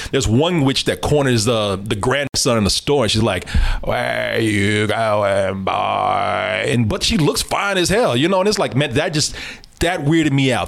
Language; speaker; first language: English; native; English